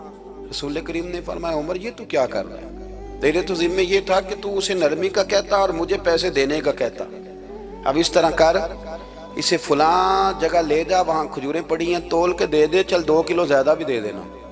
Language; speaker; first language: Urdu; non-native, local second language; Punjabi